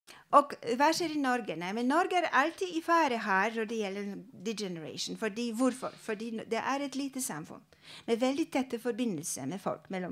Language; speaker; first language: Norwegian; non-native, fluent; Polish